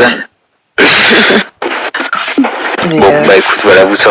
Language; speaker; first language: French; native; French